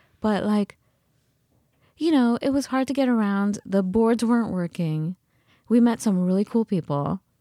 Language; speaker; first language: English; early bilingual, other home language; Persian